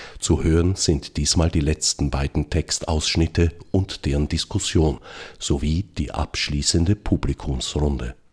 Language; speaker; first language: German; native; German